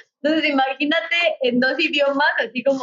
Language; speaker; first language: Spanish; native; Spanish